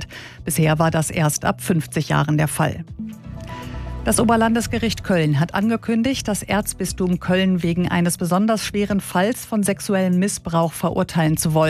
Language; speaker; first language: German; native; German